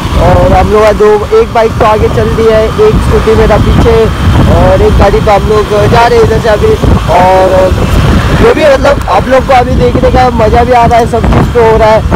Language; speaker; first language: Hindi; non-native, local second language; Marathi